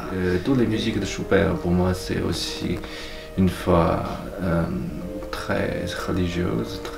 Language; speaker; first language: French; non-native, fluent; Chinese